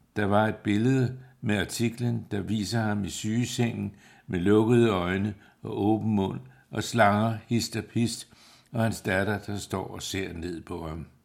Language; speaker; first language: Danish; native; Danish